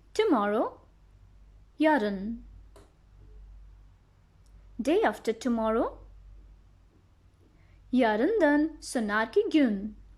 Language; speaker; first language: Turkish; non-native, fluent; Bangla